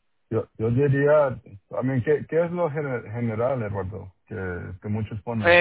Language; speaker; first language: Spanish; non-native, local second language; English